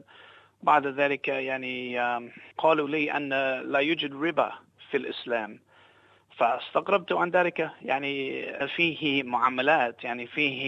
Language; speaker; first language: Arabic; non-native, fluent; English